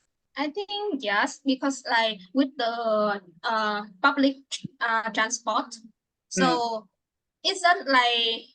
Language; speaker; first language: English; non-native, fluent; Vietnamese